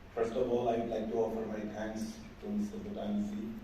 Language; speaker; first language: English; non-native, local second language; Assamese